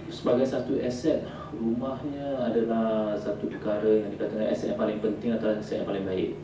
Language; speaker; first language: Malay; native; Malay